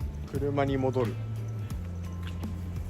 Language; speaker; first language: Japanese; native; Japanese